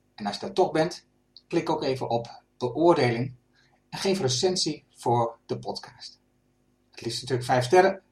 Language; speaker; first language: Dutch; native; Dutch